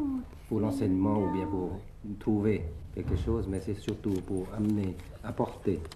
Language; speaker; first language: French; early bilingual, other home language; Thai